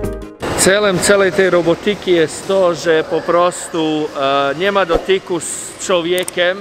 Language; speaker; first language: Polish; non-native, fluent; Croatian